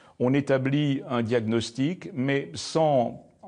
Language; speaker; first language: French; native; French